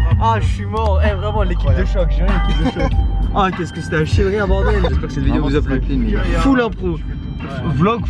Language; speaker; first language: French; native; French